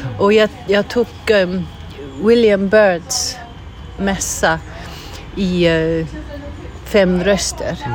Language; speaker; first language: Swedish; non-native, fluent; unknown